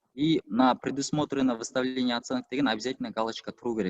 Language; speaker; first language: Russian; non-native, local second language; Kazakh